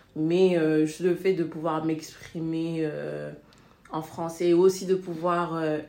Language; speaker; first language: French; non-native, local second language; Wolof